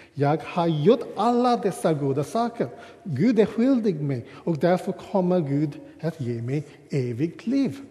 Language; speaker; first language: Swedish; non-native, fluent; English